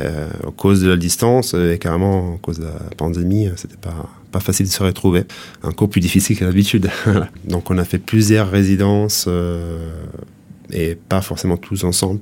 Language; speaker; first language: French; non-native, fluent; Italian